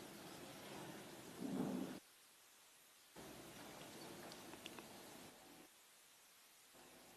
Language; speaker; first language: English; non-native, local second language; Afrikaans